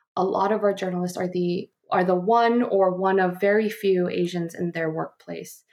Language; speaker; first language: English; early bilingual, other home language; Korean